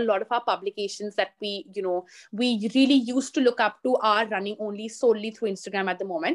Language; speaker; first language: English; non-native, local second language; Hindi